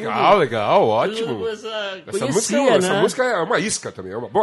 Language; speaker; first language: Portuguese; native; Portuguese